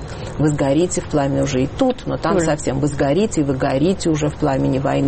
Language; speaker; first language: Russian; native; Russian